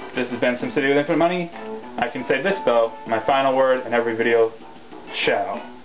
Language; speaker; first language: English; native; English